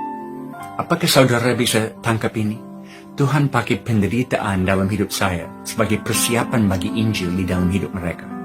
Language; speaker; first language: Indonesian; non-native, fluent; English